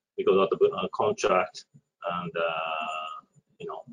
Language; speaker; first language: English; non-native, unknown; Japanese